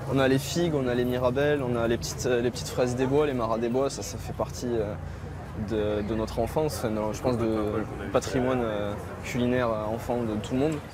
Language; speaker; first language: French; native; French